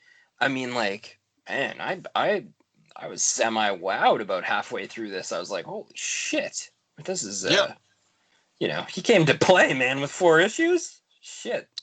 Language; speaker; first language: English; native; English